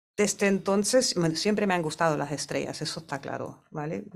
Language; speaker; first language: Spanish; non-native, fluent; German